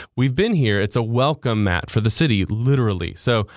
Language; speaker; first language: English; native; English